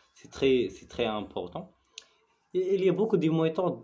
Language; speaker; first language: French; non-native, learner; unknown